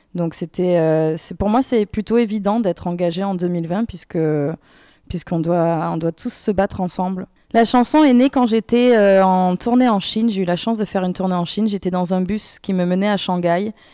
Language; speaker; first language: French; native; French